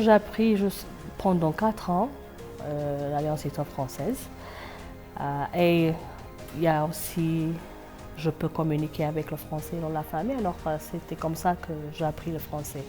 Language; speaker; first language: French; non-native, fluent; Amharic